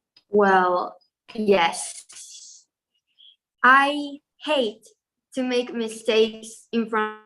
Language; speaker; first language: English; non-native, fluent; Spanish